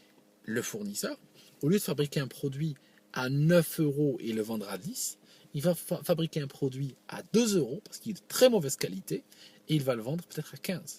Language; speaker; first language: French; non-native, local second language; Arabic